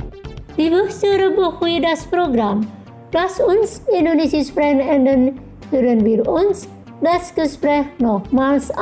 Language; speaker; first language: German; non-native, fluent; Indonesian